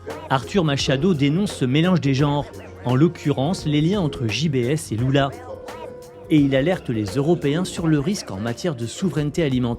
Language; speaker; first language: French; native; French